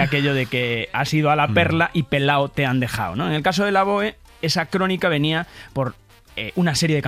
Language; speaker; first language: Spanish; native; Spanish